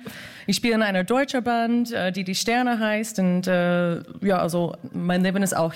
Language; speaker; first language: German; non-native, fluent; English